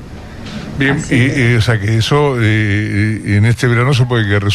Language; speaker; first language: Spanish; native; Spanish